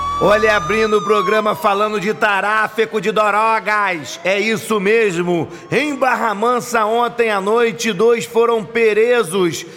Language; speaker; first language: Portuguese; native; Portuguese